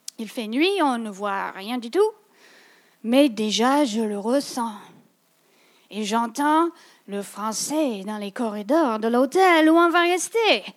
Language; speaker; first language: French; non-native, local second language; English